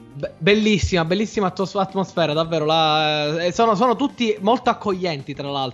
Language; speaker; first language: Italian; native; Italian